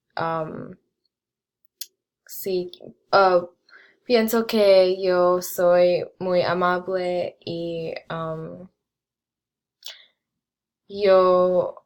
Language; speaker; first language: Spanish; non-native, learner; English